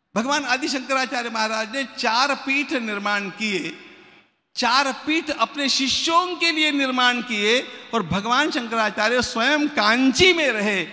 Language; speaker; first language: Hindi; non-native, local second language; Marathi